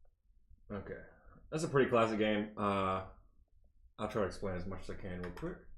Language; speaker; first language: English; native; English